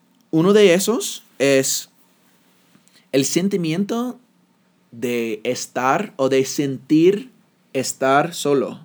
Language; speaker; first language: Spanish; non-native, fluent; English